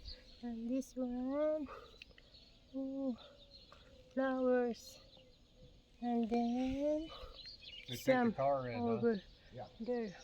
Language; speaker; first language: English; non-native, learner; Filipino